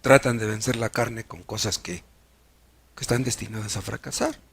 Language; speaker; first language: Spanish; native; Spanish